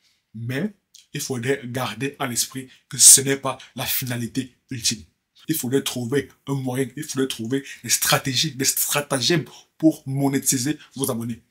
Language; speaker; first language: French; native; French